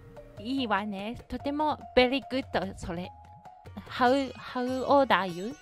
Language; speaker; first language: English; non-native, learner; Japanese